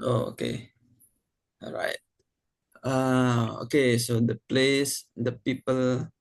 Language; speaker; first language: English; non-native, fluent; Indonesian